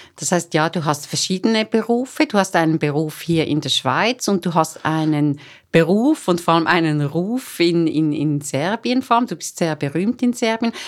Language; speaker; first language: German; native; German